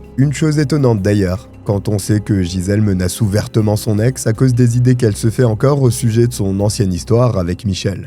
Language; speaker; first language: French; native; French